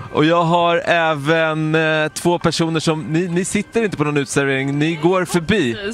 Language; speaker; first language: Swedish; native; Swedish